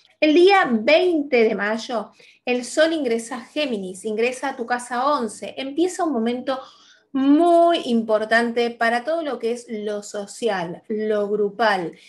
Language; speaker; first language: Spanish; native; Spanish